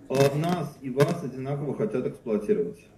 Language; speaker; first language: Russian; native; Russian